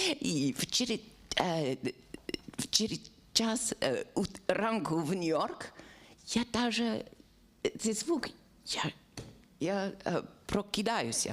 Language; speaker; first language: Ukrainian; non-native, learner; English